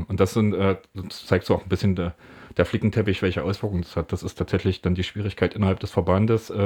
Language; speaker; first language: German; native; German